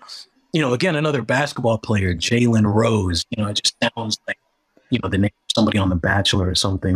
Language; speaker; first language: English; native; English